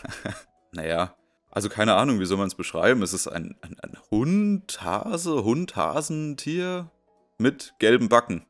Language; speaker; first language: German; native; German